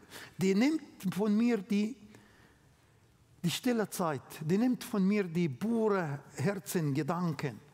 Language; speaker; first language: German; non-native, learner; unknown